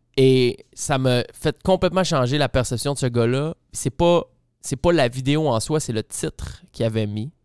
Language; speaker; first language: French; native; French